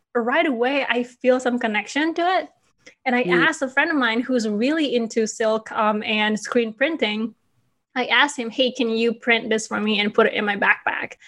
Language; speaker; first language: English; non-native, fluent; Indonesian